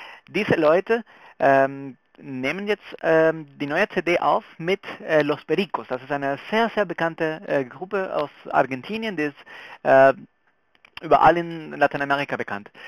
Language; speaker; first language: German; non-native, fluent; Spanish